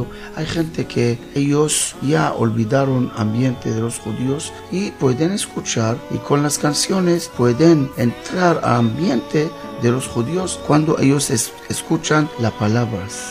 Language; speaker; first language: Spanish; non-native, learner; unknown